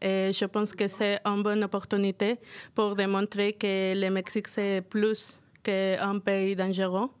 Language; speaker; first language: French; non-native, fluent; Spanish